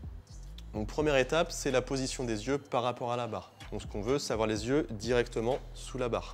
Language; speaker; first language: French; native; French